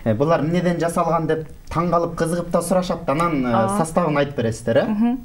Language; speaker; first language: Kyrgyz; native; Kyrgyz